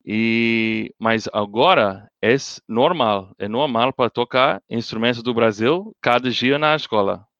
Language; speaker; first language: Portuguese; non-native, learner; English